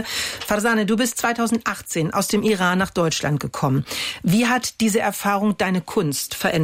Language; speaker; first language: German; native; German